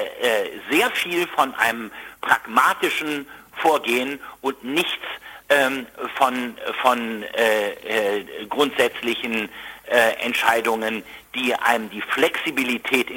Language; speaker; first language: German; native; German